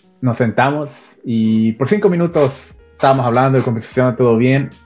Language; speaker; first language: Spanish; early bilingual, heritage; Spanish